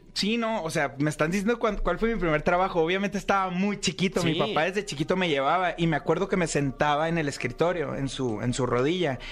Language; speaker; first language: Spanish; native; Spanish